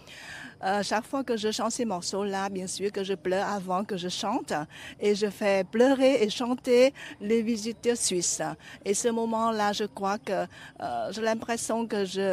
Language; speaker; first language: French; non-native, fluent; Vietnamese